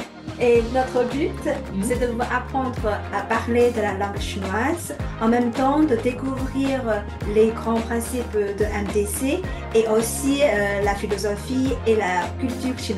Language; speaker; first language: French; non-native, fluent; Chinese